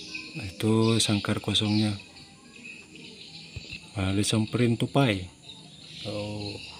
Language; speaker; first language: Indonesian; non-native, local second language; Sundanese